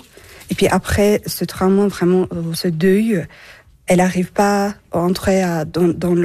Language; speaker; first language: French; non-native, learner; Turkish